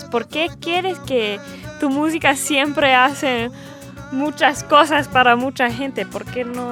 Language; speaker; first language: Spanish; early bilingual, heritage; Spanish